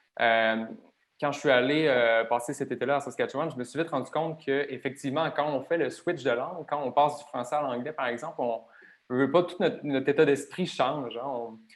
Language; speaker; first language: French; native; French